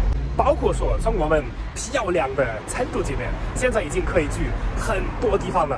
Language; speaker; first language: Chinese; non-native, fluent; German